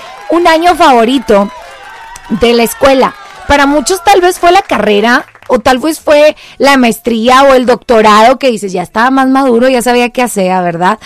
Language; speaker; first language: Spanish; native; Spanish